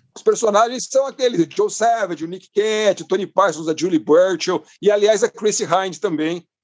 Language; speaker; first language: Portuguese; non-native, fluent; English